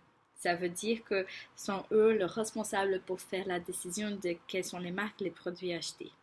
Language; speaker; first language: French; non-native, fluent; Portuguese